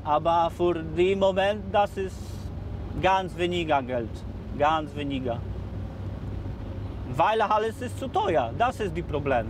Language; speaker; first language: German; non-native, learner; Polish